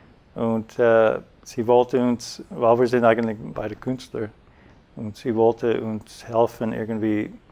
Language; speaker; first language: German; non-native, fluent; English